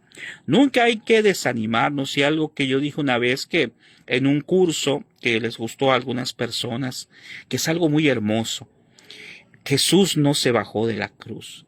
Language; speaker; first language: Spanish; native; Spanish